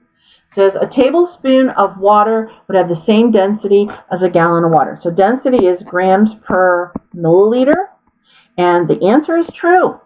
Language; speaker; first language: English; native; English